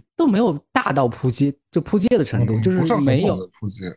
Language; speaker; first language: Chinese; native; Chinese